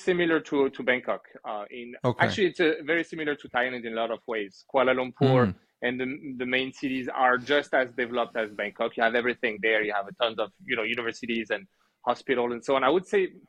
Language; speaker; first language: English; non-native, fluent; French